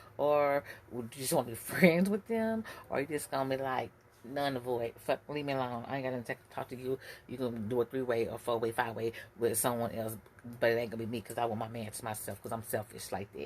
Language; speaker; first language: English; native; English